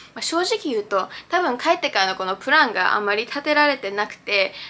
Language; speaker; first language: Japanese; early bilingual, heritage; Japanese